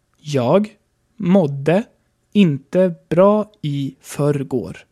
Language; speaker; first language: Swedish; non-native, fluent; German